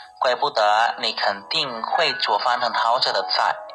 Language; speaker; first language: Chinese; non-native, learner; Indonesian